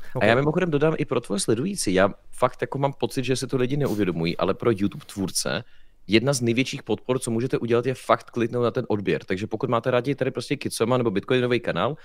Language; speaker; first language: Czech; early bilingual, other home language; Russian